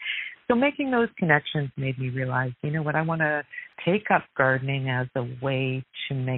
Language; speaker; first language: English; native; English